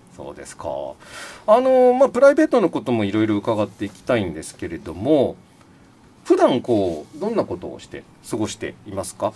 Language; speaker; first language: Japanese; native; Japanese